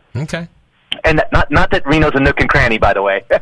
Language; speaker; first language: English; native; English